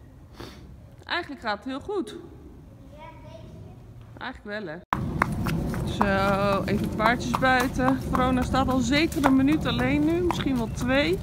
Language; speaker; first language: Dutch; native; Dutch